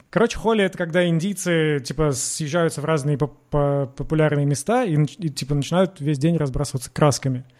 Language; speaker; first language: Russian; native; Russian